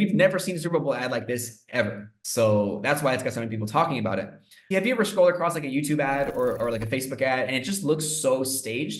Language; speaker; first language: English; native; English